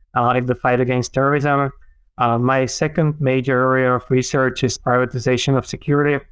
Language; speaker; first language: English; non-native, fluent; Czech